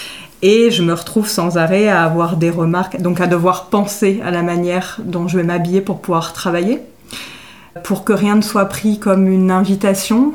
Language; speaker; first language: French; native; French